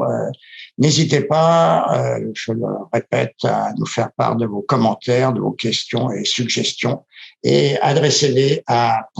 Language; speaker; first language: French; native; French